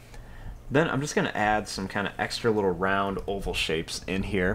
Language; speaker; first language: English; native; English